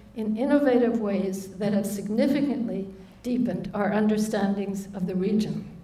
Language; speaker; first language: English; native; English